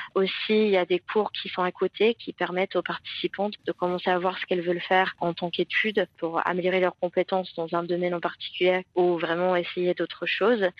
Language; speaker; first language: French; non-native, fluent; English